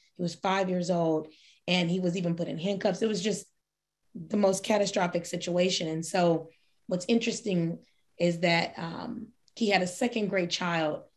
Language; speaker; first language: English; native; English